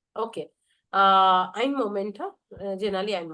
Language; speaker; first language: German; non-native, fluent; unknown